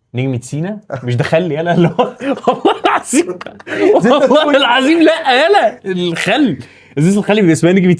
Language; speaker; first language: Arabic; native; Arabic